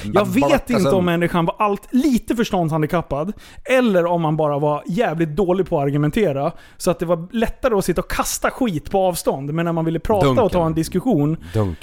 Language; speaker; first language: Swedish; native; Swedish